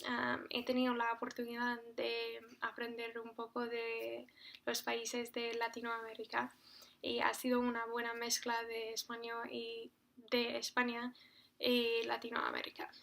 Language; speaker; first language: Spanish; non-native, fluent; English